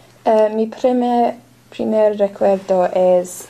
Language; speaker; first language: Spanish; non-native, learner; English